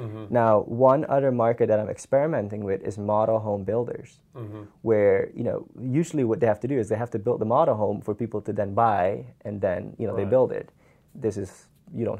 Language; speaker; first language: English; non-native, fluent; Dutch